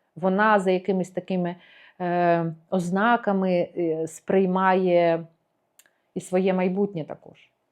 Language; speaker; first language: Ukrainian; native; Ukrainian